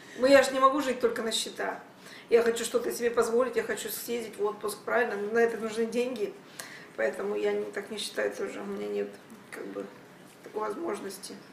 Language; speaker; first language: Russian; native; Russian